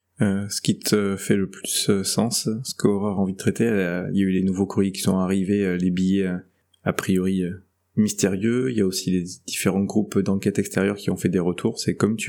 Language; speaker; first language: French; native; French